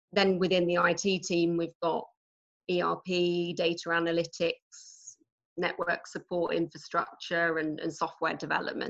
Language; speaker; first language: English; native; English